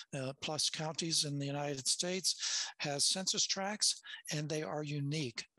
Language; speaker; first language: English; native; English